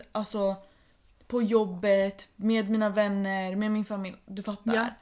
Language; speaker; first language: Swedish; early bilingual, other home language; Persian